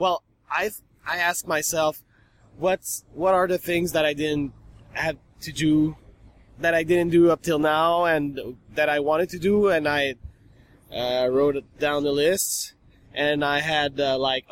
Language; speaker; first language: English; non-native, fluent; French